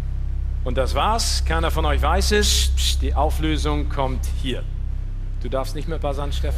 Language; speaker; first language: German; native; German